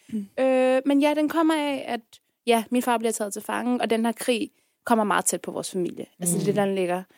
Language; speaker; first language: Danish; early bilingual, other home language; Persian